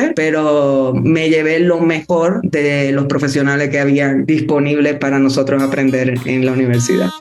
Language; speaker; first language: Spanish; native; Spanish